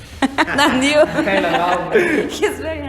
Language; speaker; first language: English; non-native, learner; Spanish